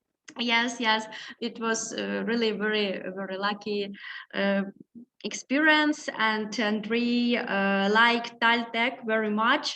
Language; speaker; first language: English; non-native, learner; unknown